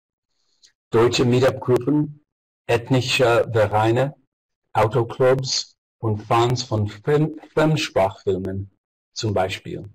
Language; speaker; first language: German; non-native, fluent; English